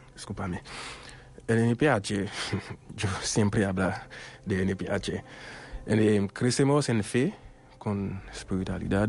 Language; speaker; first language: Spanish; non-native, local second language; Haitian Creole